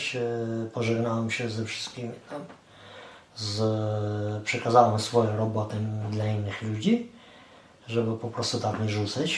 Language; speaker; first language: Polish; non-native, fluent; Ukrainian